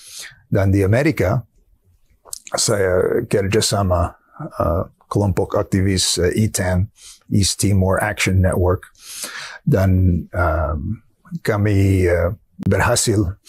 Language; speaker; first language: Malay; non-native, fluent; English